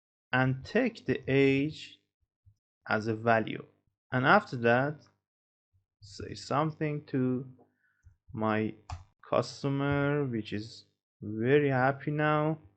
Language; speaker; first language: English; non-native, fluent; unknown